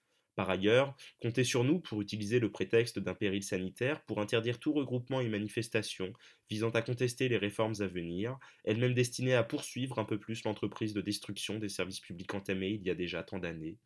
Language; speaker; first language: French; native; French